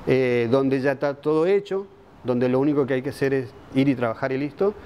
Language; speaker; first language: Spanish; native; Spanish